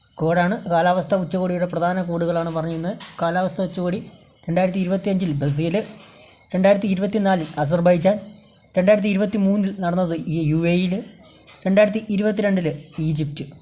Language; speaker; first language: Malayalam; native; Malayalam